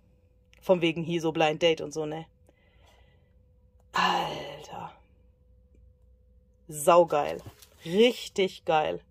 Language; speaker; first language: German; native; German